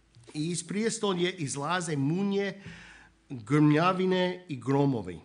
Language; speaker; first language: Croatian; non-native, fluent; English